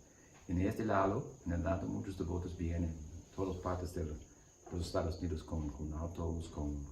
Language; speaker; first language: Spanish; non-native, learner; English